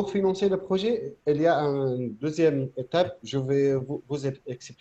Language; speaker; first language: French; non-native, fluent; Arabic